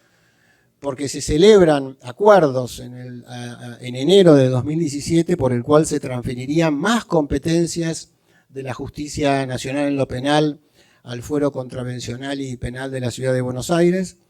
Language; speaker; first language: Spanish; native; Spanish